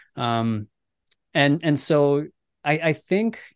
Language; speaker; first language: English; native; English